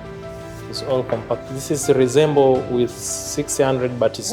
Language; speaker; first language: English; non-native, learner; Chinese